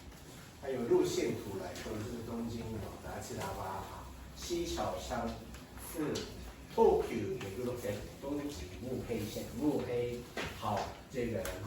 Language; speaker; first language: Chinese; non-native, fluent; Japanese